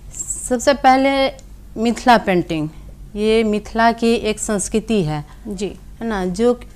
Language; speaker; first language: Hindi; native; Hindi